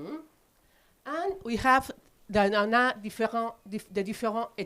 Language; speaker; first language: French; non-native, fluent; Spanish